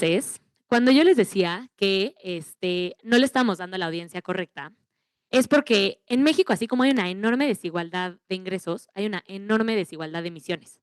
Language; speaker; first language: Spanish; native; Spanish